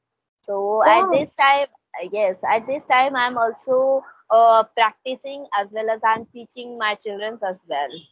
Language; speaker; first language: English; non-native, local second language; Hindi